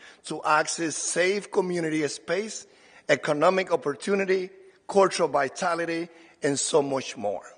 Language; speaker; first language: English; non-native, fluent; Spanish